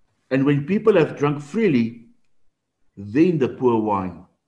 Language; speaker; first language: English; non-native, local second language; Afrikaans